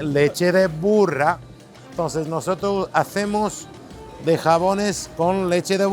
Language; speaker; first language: Spanish; non-native, learner; Turkish